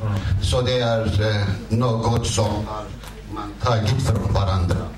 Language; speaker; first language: Swedish; non-native, fluent; Kurdish